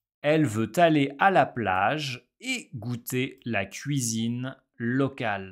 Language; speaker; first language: French; non-native, fluent; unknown